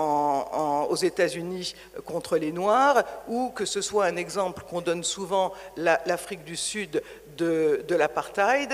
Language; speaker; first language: French; native; French